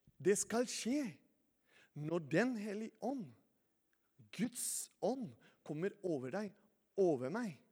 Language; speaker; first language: Norwegian; non-native, fluent; Spanish